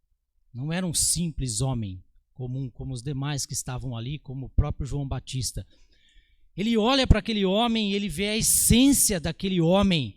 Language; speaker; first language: Portuguese; native; Portuguese